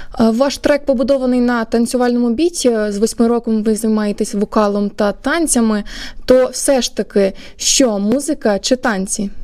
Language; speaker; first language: Ukrainian; native; Ukrainian